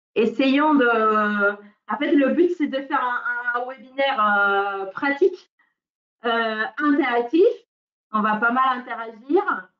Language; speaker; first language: French; non-native, fluent; Spanish